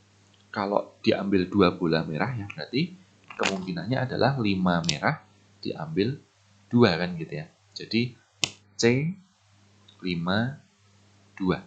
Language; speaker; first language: Indonesian; native; Indonesian